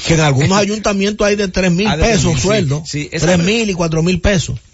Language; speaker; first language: Spanish; native; Spanish